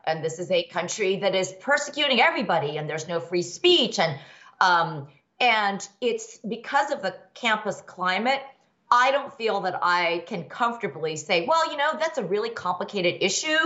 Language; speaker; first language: English; early bilingual, other home language; Chinese